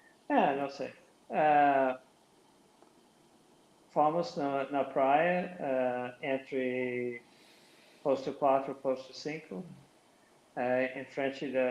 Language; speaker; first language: Portuguese; non-native, learner; English